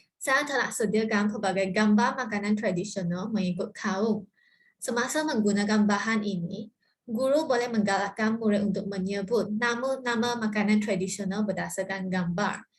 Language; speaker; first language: Malay; non-native, local second language; Chinese